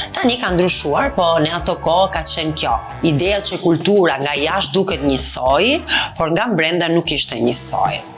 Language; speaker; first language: Albanian; non-native, learner; Italian